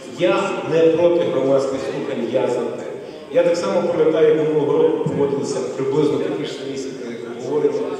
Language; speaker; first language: Ukrainian; native; Ukrainian